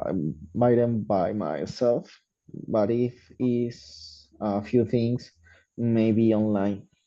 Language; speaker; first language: English; non-native, learner; Spanish